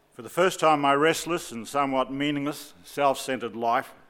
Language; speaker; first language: English; native; English